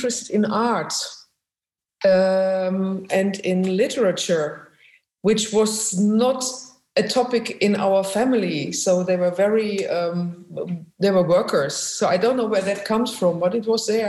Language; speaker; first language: English; non-native, fluent; German